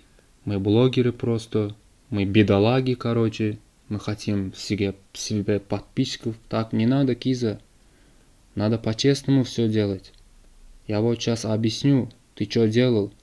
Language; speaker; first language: Russian; non-native, learner; Turkmen